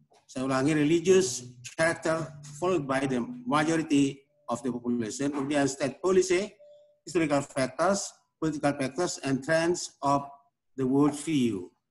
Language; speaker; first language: English; non-native, learner; Indonesian